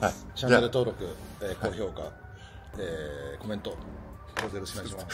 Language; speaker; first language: Japanese; native; Japanese